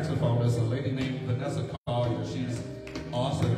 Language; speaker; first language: English; native; English